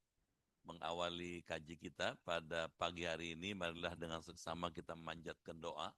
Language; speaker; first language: Indonesian; native; Indonesian